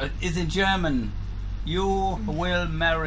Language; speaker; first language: English; non-native, learner; German